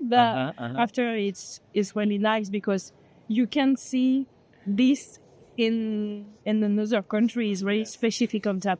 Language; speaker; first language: English; non-native, learner; French